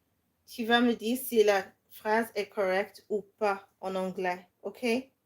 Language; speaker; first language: French; non-native, fluent; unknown